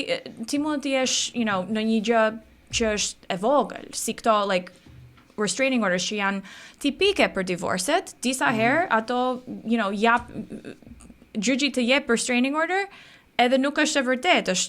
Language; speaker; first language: Albanian; early bilingual, heritage; Albanian